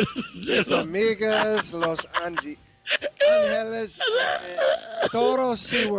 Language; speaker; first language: Spanish; non-native, learner; English